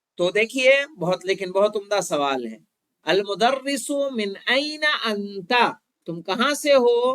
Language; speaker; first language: Urdu; native; Urdu